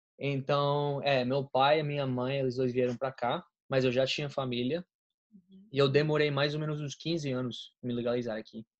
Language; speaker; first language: Portuguese; non-native, fluent; Spanish